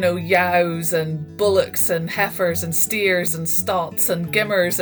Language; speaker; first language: English; native; English